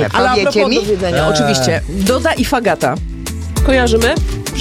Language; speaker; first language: Polish; native; Polish